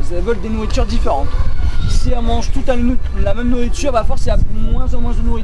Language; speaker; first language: French; native; French